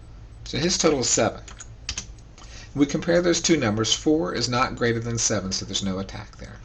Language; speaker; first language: English; native; English